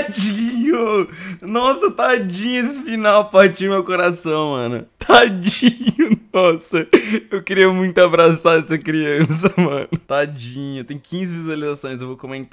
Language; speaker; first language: Portuguese; native; Portuguese